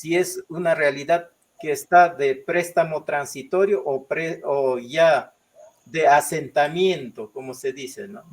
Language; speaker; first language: Spanish; non-native, local second language; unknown